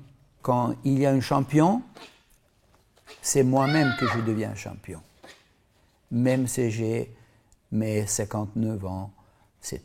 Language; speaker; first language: French; non-native, fluent; Macedonian